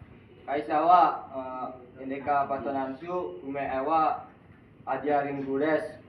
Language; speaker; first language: Japanese; non-native, learner; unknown